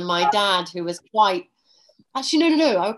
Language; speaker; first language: English; native; English